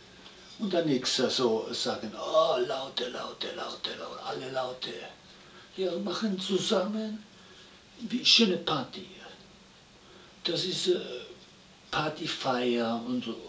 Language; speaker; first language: German; non-native, learner; Italian